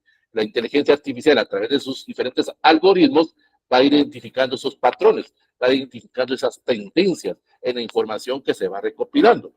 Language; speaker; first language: Spanish; native; Spanish